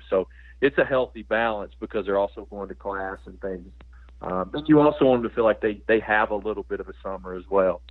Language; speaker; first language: English; native; English